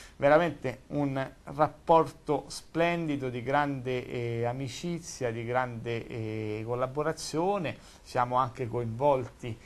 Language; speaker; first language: Italian; native; Italian